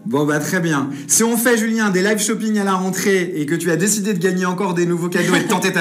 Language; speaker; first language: French; native; French